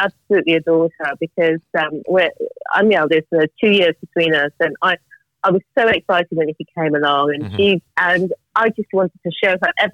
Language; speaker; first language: English; native; English